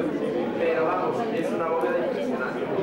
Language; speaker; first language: Spanish; native; Spanish